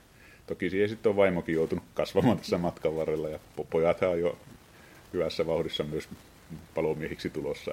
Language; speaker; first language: Finnish; native; Finnish